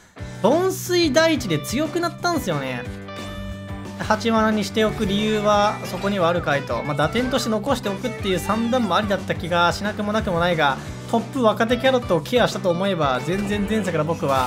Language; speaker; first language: Japanese; native; Japanese